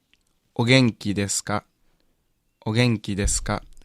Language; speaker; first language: Japanese; non-native, learner; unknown